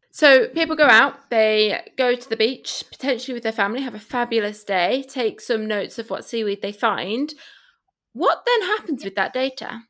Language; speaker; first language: English; early bilingual, other home language; Spanish